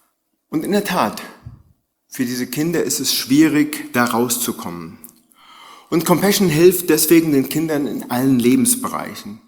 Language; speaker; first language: German; native; German